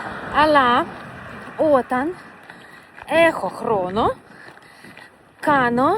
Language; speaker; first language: Greek; non-native, fluent; Russian